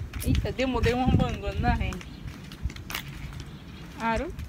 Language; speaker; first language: Japanese; non-native, learner; Portuguese